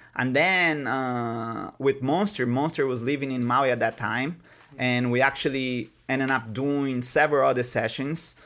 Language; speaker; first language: English; non-native, fluent; Portuguese